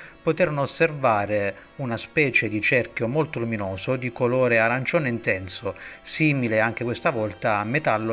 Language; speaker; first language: Italian; native; Italian